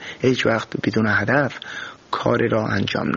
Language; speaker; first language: Persian; native; Persian